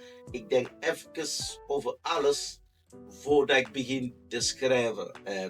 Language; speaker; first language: Dutch; non-native, fluent; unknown